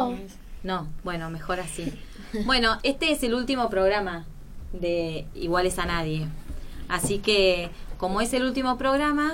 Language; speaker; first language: Spanish; native; Spanish